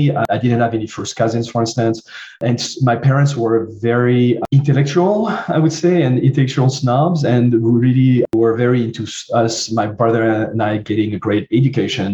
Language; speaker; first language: English; non-native, fluent; French